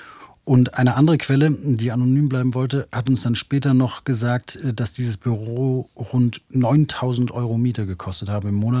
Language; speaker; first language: German; native; German